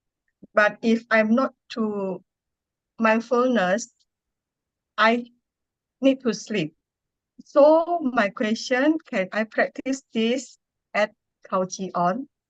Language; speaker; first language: English; non-native, learner; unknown